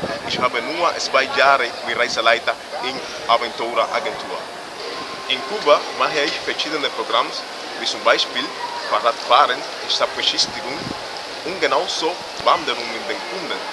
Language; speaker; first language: German; non-native, learner; Spanish